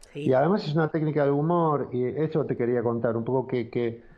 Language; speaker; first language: Spanish; native; Spanish